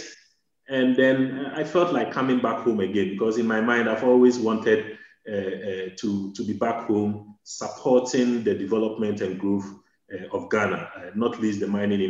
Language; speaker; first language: English; non-native, local second language; Akan